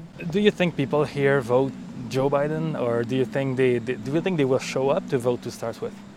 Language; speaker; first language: English; non-native, fluent; French